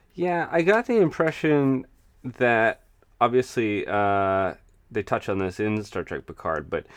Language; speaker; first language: English; native; English